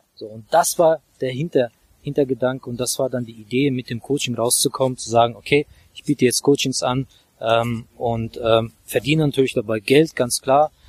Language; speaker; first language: German; non-native, fluent; Russian